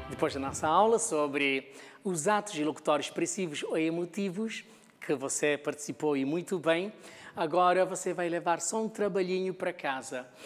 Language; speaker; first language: Portuguese; non-native, local second language; Kabuverdianu